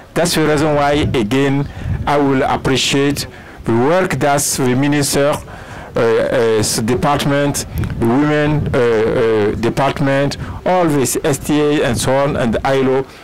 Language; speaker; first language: English; non-native, fluent; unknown